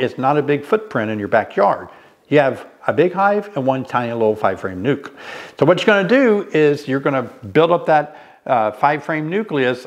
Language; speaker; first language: English; native; English